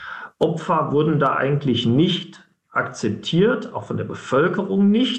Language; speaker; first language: German; native; German